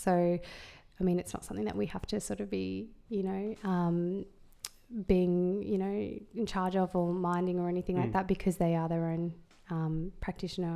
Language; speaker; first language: English; native; English